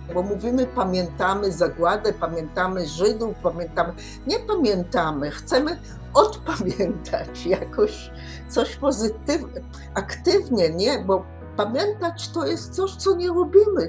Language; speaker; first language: Polish; early bilingual, heritage; Polish